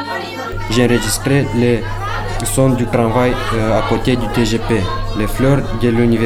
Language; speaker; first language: French; native; French